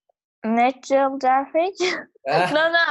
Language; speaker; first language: English; non-native, learner; Turkish